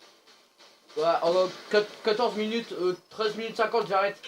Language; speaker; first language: French; native; French